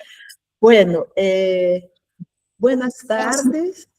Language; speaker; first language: Spanish; non-native, fluent; Portuguese